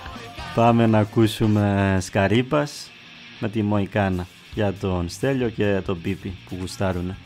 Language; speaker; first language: Greek; native; Greek